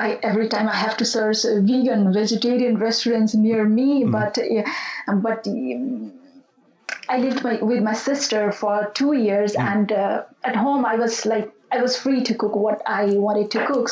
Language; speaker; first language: English; non-native, local second language; Nepali